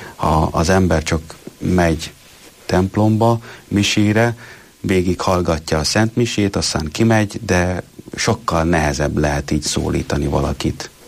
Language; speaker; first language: Hungarian; non-native, fluent; Italian